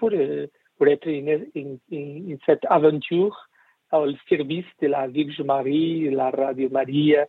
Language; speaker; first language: French; non-native, learner; Portuguese